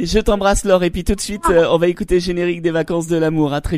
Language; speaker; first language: French; native; French